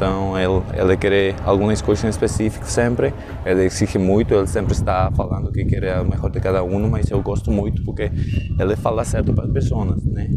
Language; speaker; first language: Portuguese; non-native, learner; Spanish